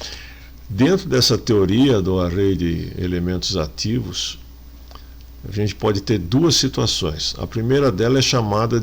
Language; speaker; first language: Portuguese; native; Portuguese